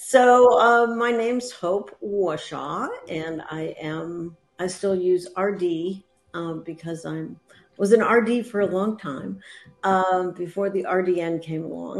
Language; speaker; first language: English; native; English